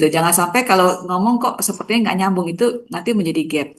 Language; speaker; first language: Indonesian; native; Indonesian